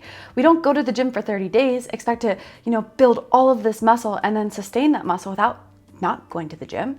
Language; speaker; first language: English; native; English